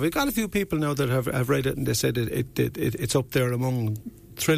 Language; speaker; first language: English; native; English